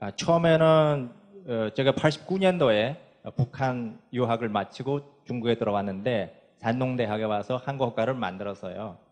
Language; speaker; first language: Korean; non-native, fluent; Chinese